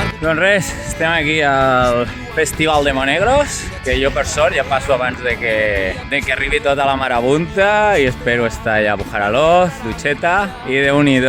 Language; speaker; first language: Catalan; native; Catalan